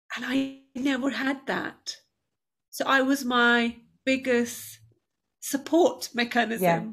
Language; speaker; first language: English; non-native, fluent; Turkish